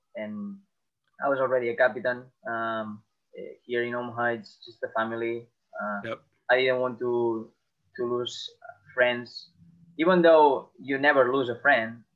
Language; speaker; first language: English; non-native, fluent; Catalan